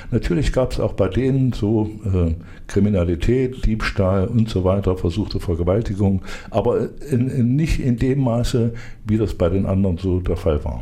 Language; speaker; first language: German; native; German